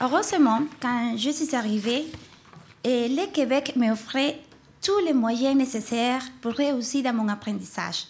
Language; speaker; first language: French; non-native, fluent; Spanish